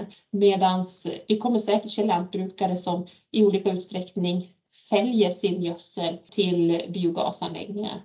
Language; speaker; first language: Swedish; native; Swedish